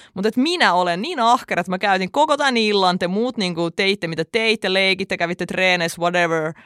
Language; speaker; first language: Finnish; early bilingual, other home language; Russian